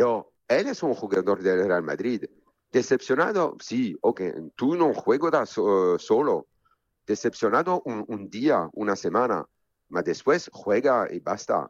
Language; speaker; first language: Spanish; non-native, fluent; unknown